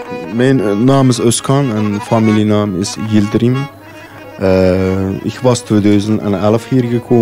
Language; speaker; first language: Dutch; non-native, learner; Turkish